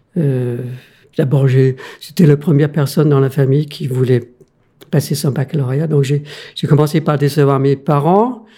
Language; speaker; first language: French; non-native, fluent; Danish